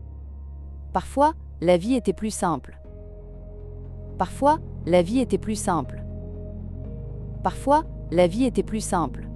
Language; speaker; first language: French; native; French